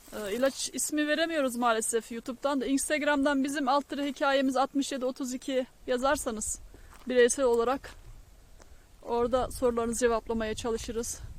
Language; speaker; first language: Turkish; native; Turkish